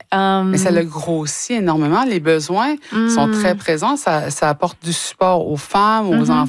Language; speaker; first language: French; native; French